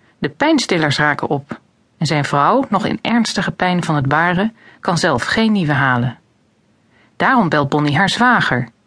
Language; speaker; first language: Dutch; native; Dutch